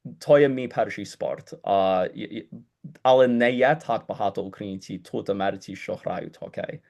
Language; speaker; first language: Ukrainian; early bilingual, heritage; Ukrainian